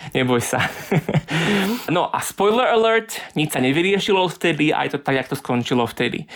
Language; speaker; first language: Slovak; native; Slovak